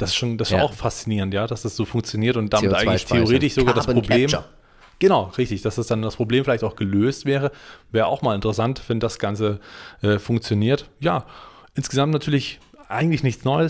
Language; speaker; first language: German; native; German